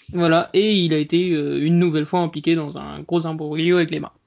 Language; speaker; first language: French; native; French